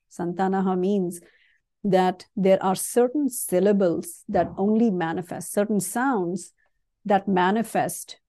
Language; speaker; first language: English; non-native, local second language; Kannada